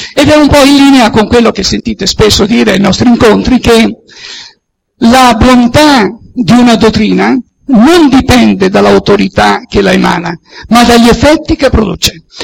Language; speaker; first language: Italian; native; Italian